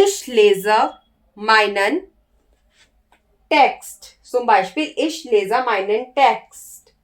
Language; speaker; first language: German; non-native, learner; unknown